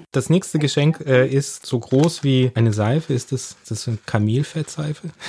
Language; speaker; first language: German; early bilingual, other home language; Russian